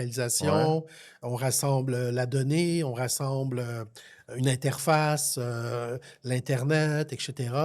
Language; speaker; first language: French; native; French